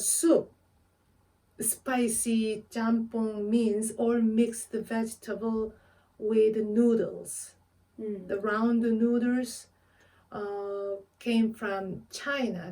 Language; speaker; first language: English; non-native, learner; Korean